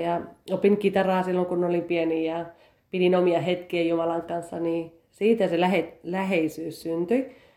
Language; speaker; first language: Finnish; early bilingual, heritage; Finnish